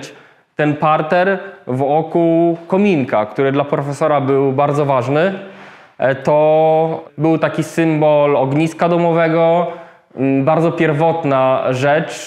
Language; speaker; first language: Polish; native; Polish